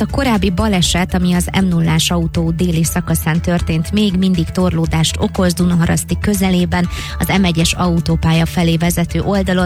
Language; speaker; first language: Hungarian; native; Hungarian